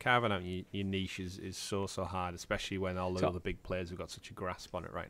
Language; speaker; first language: English; native; English